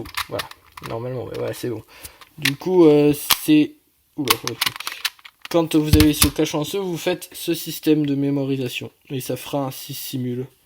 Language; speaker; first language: French; native; French